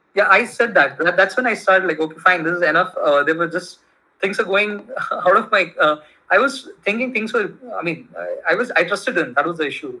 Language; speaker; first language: English; non-native, local second language; Kannada